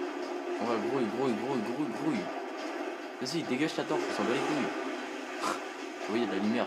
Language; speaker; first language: French; native; French